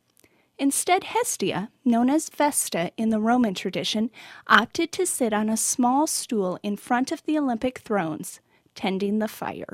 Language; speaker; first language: English; native; English